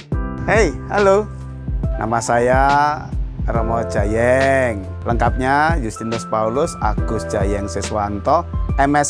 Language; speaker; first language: Indonesian; non-native, local second language; Javanese